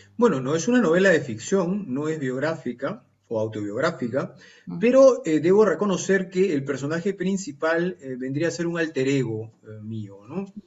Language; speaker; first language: Spanish; native; Spanish